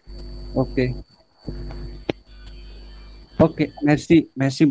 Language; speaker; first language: French; non-native, fluent; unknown